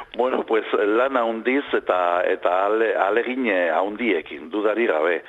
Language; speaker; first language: Basque; non-native, local second language; Spanish